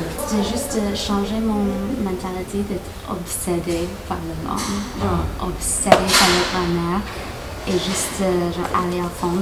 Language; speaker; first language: French; non-native, fluent; English